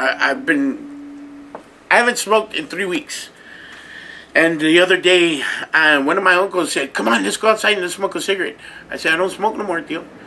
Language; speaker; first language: English; early bilingual, other home language; Spanish